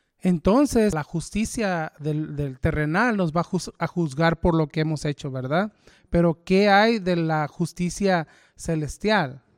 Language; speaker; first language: Spanish; early bilingual, heritage; Spanish